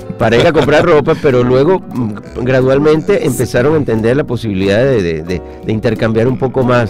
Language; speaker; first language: Spanish; native; Spanish